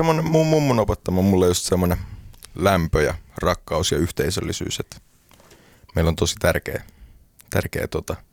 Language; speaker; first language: Finnish; early bilingual, heritage; Finnish